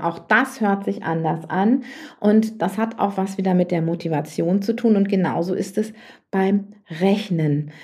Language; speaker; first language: German; native; German